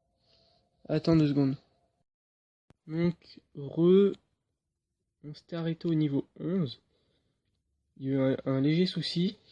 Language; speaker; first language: French; native; French